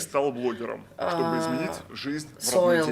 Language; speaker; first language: Russian; native; Russian